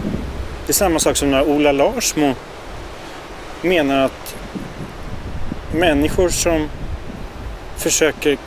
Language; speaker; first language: Swedish; native; Swedish